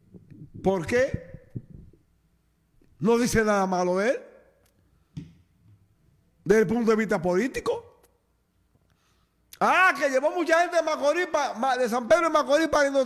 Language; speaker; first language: Spanish; native; Spanish